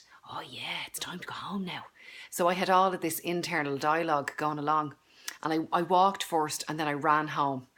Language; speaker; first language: English; native; English